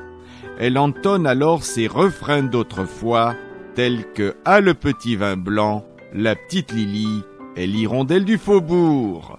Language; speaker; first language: French; native; French